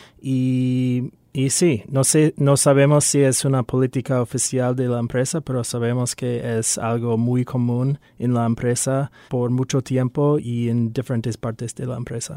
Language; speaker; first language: Spanish; non-native, fluent; English